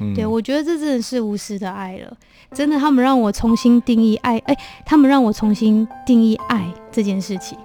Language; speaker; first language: Chinese; non-native, local second language; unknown